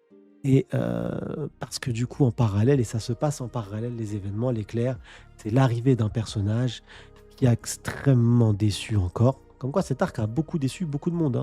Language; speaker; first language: French; native; French